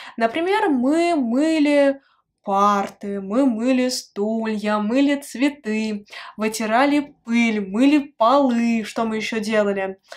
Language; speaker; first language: Russian; native; Russian